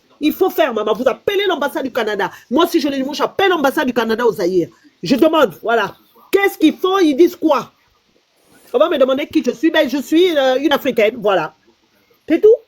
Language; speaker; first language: French; non-native, local second language; Lingala